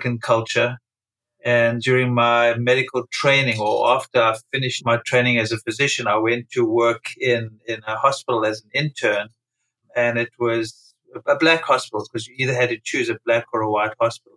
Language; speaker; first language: English; native; English